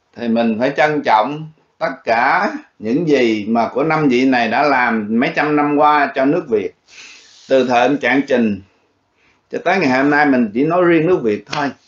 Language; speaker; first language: Vietnamese; early bilingual, heritage; Vietnamese